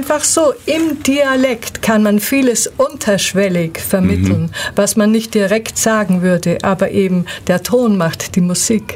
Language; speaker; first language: German; native; German